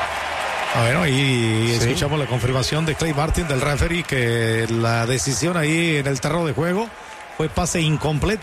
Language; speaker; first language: Spanish; native; Spanish